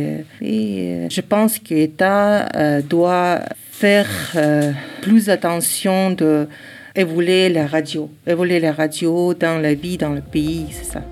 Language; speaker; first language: French; non-native, learner; Ingush